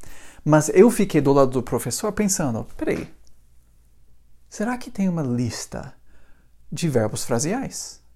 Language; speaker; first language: Portuguese; non-native, fluent; English